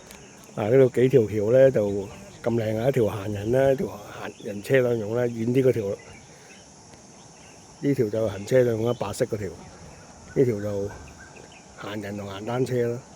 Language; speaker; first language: Chinese; native; Chinese